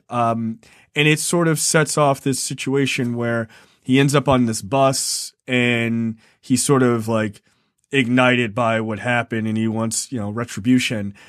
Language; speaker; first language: English; native; English